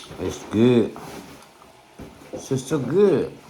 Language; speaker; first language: English; non-native, learner; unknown